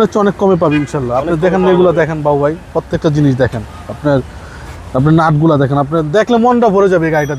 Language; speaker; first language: Bangla; native; Bangla